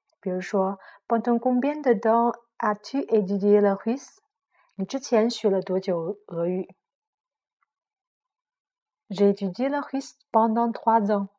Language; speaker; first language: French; non-native, fluent; Chinese